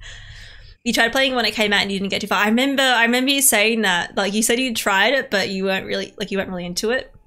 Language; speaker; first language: English; native; English